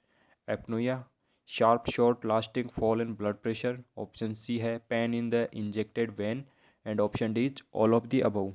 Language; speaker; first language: Hindi; native; Hindi